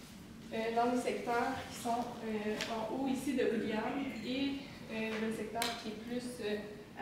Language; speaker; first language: French; native; French